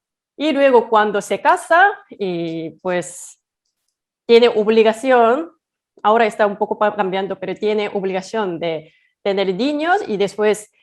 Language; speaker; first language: Spanish; non-native, fluent; Korean